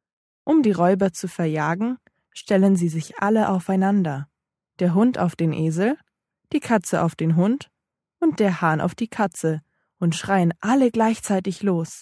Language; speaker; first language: German; native; German